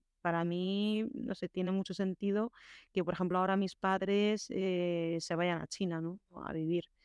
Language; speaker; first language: Spanish; early bilingual, other home language; Chinese